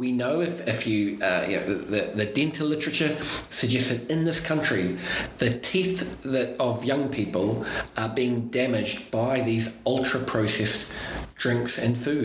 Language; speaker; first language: English; native; English